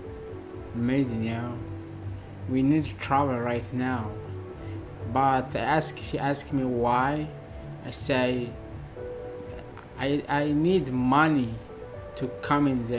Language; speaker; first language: English; non-native, learner; Arabic